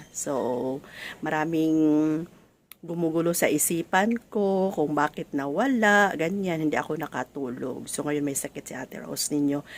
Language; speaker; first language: Filipino; native; Filipino